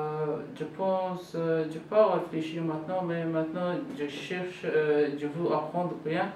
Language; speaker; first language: French; non-native, learner; Arabic